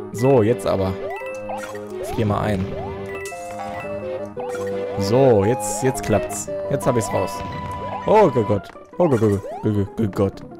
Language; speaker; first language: German; native; German